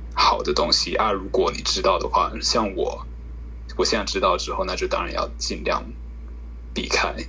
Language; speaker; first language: Chinese; early bilingual, heritage; Chinese